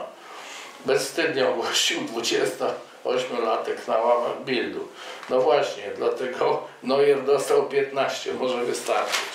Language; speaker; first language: Polish; native; Polish